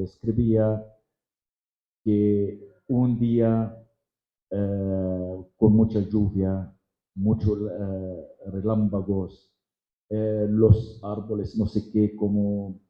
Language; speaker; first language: Spanish; non-native, fluent; Arabic